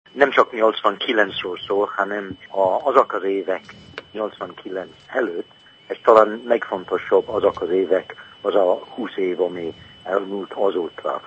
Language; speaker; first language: Hungarian; non-native, fluent; English